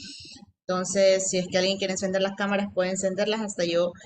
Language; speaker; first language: Spanish; native; Spanish